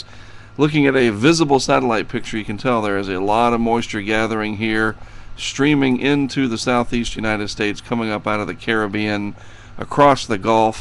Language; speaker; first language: English; native; English